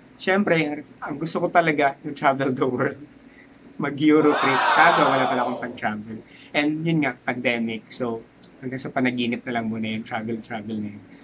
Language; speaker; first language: Filipino; non-native, local second language; Cebuano